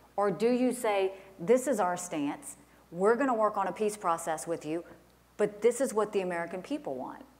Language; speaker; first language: English; native; English